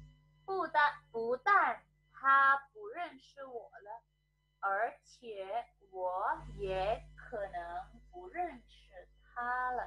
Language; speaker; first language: Chinese; non-native, fluent; Indonesian